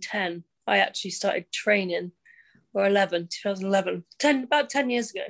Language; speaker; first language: English; native; English